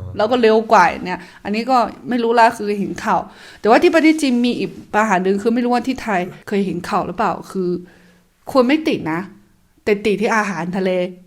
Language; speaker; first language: Thai; non-native, fluent; Chinese